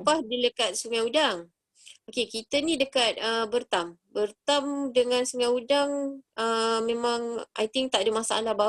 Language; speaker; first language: Malay; native; Malay